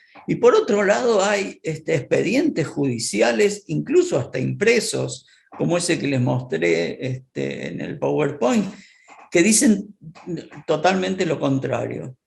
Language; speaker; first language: Spanish; native; Spanish